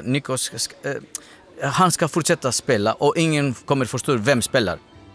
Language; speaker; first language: Swedish; non-native, learner; Greek